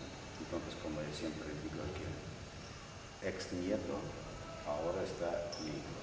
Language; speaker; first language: Spanish; non-native, learner; Russian